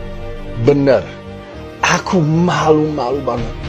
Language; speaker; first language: Indonesian; non-native, fluent; English